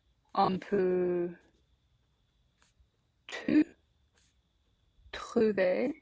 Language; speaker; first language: French; non-native, learner; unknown